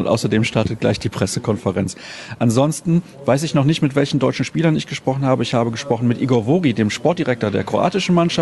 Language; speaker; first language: German; native; German